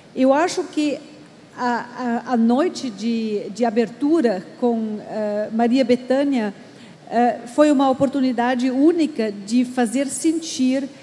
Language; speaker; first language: Portuguese; non-native, fluent; German